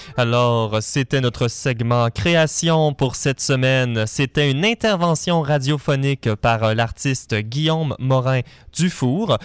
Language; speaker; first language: French; native; French